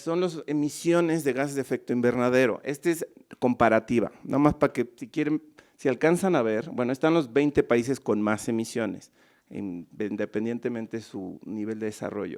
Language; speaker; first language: Spanish; native; Spanish